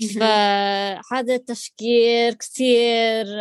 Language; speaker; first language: Arabic; non-native, learner; English